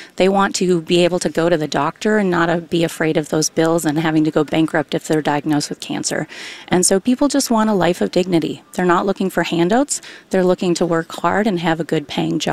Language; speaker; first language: English; native; English